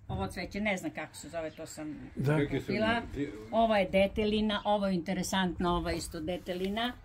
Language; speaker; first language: Croatian; native; Croatian